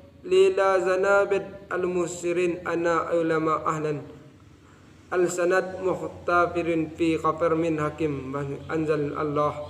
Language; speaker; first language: Arabic; non-native, learner; Indonesian